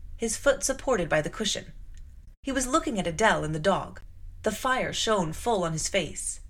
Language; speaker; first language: English; native; English